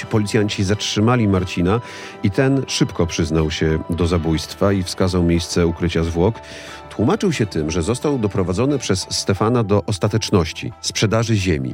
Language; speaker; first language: Polish; native; Polish